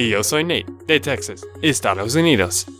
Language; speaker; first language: Spanish; non-native, learner; English